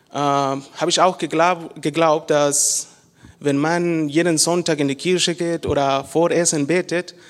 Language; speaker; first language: German; non-native, learner; Spanish